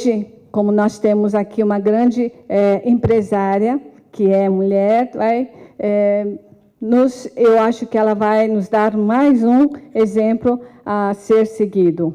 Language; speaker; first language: Portuguese; non-native, fluent; Japanese